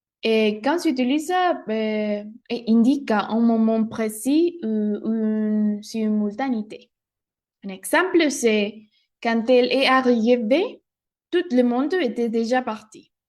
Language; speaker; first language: French; non-native, learner; Spanish